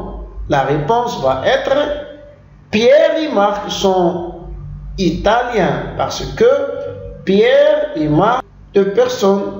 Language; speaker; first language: French; non-native, fluent; Arabic